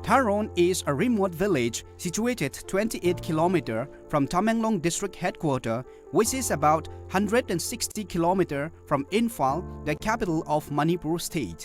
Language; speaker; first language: English; non-native, local second language; Manipuri